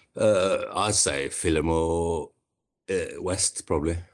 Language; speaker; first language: English; non-native, fluent; Swedish